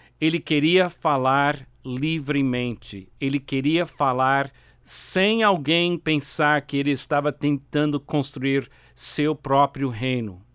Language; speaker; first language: Portuguese; non-native, fluent; English